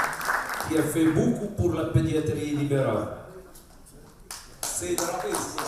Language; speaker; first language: French; non-native, local second language; Arabic